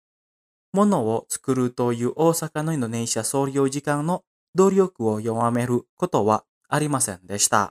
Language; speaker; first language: Japanese; non-native, fluent; Indonesian